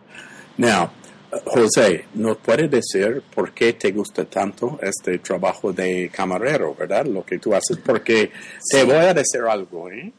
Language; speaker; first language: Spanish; non-native, fluent; English